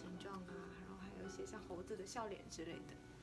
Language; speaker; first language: Chinese; native; Chinese